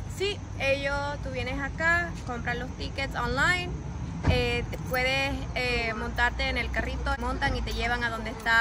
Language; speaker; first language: Spanish; early bilingual, heritage; Spanish